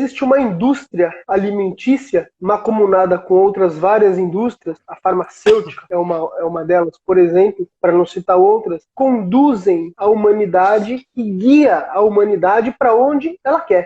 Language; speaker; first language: Portuguese; native; Portuguese